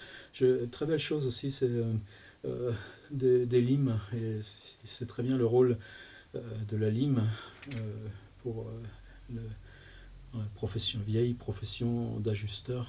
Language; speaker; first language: French; native; French